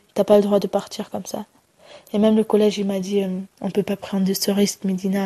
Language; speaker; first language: French; non-native, fluent; Romany